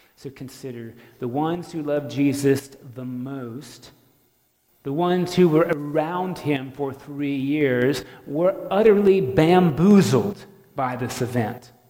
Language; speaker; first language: English; native; English